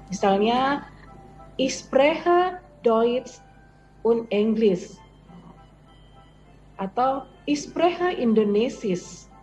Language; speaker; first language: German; non-native, fluent; Indonesian